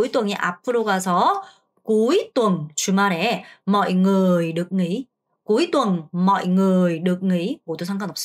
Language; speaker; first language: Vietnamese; non-native, fluent; Korean